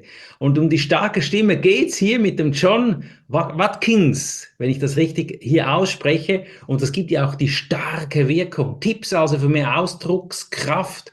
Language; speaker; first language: German; native; German